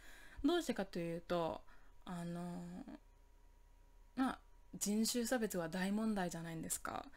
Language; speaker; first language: Japanese; non-native, fluent; English